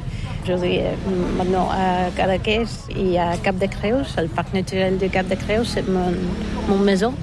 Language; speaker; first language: French; non-native, learner; Bulgarian